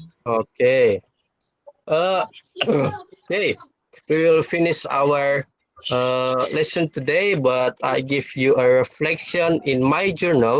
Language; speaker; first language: English; non-native, fluent; Indonesian